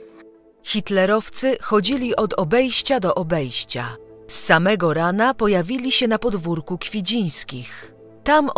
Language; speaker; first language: Polish; native; Polish